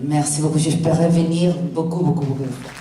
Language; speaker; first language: French; non-native, fluent; Spanish